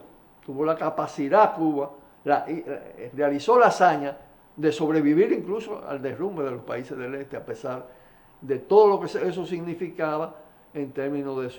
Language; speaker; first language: Spanish; native; Spanish